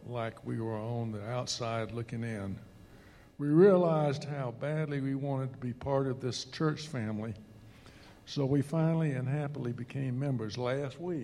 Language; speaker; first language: English; native; English